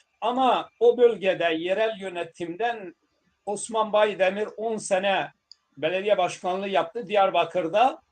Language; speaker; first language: Turkish; non-native, local second language; Zaza